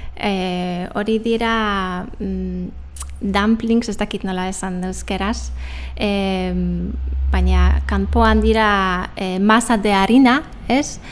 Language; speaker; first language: Basque; non-native, learner; Polish